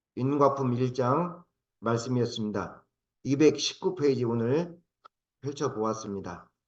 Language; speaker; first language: Korean; native; Korean